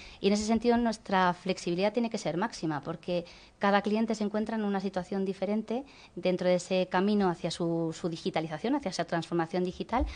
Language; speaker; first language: Spanish; native; Spanish